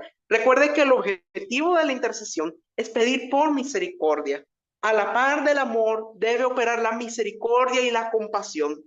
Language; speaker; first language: Spanish; native; Spanish